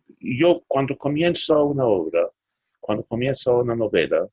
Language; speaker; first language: Spanish; early bilingual, heritage; Turkish